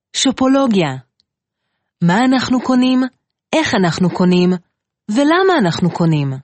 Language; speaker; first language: Hebrew; native; Hebrew